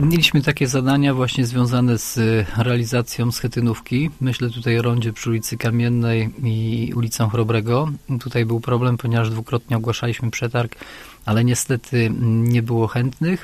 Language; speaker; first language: Polish; native; Polish